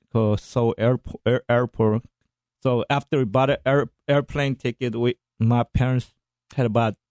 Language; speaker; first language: English; non-native, fluent; Korean